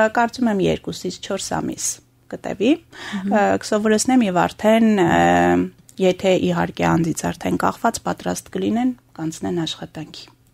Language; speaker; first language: Armenian; native; Armenian